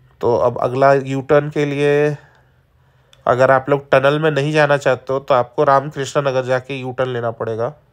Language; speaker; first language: Hindi; native; Hindi